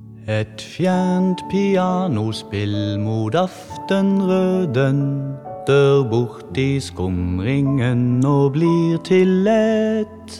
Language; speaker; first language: Norwegian; native; Norwegian